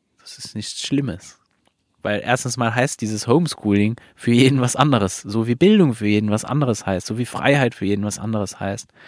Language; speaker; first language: German; non-native, fluent; Luxembourgish